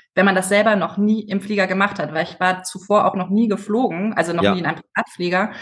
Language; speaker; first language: German; native; German